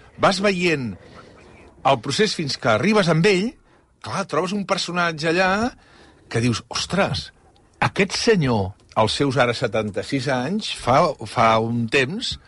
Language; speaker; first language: Catalan; native; Catalan